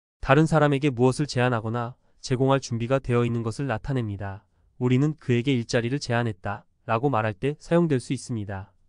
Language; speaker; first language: Korean; native; Korean